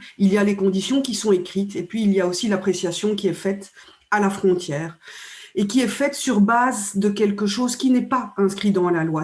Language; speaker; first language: French; native; French